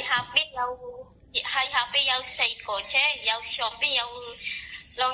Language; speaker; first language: Cantonese; non-native, learner; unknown